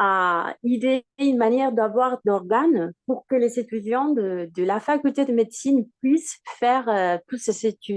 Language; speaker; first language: French; non-native, fluent; Spanish